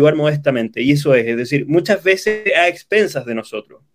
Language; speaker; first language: Spanish; native; Spanish